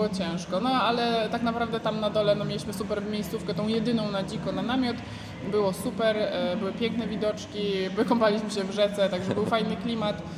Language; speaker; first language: Polish; native; Polish